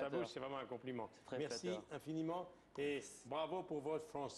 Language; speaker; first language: French; native; French